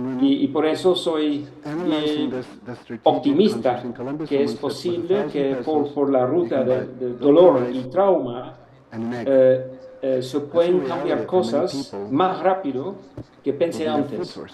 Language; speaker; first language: Spanish; non-native, fluent; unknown